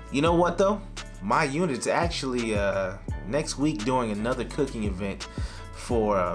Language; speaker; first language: English; native; English